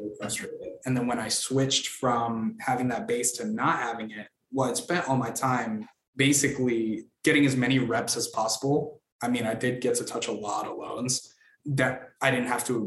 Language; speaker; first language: English; native; English